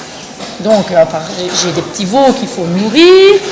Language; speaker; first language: French; native; French